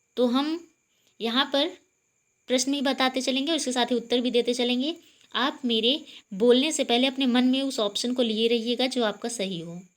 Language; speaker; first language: Hindi; native; Hindi